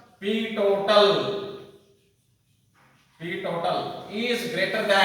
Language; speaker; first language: English; non-native, local second language; Kannada